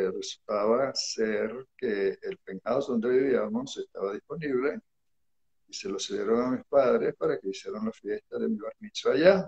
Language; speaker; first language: Spanish; early bilingual, other home language; Hebrew